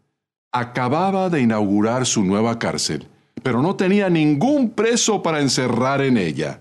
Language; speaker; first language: Spanish; native; Spanish